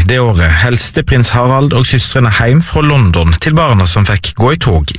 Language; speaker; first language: Norwegian; native; Norwegian